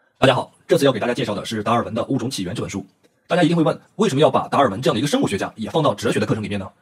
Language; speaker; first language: Chinese; native; Chinese